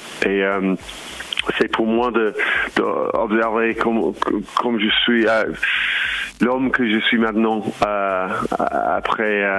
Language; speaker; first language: French; non-native, fluent; English